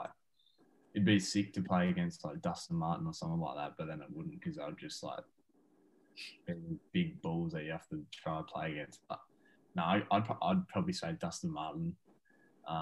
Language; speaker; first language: English; native; English